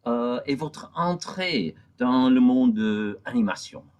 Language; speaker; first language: French; non-native, fluent; English